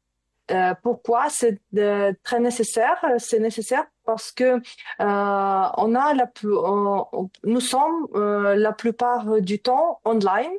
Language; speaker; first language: French; non-native, learner; Ukrainian